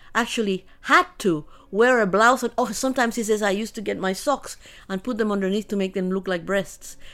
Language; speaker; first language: English; early bilingual, other home language; Spanish